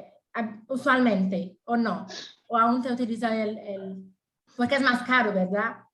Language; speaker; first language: Spanish; non-native, fluent; Portuguese